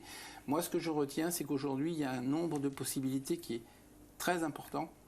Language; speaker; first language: French; native; French